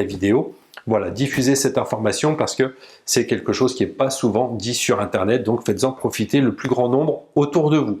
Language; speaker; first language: French; native; French